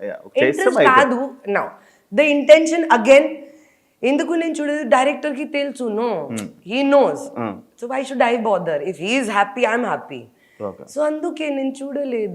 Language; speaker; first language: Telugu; non-native, fluent; Hindi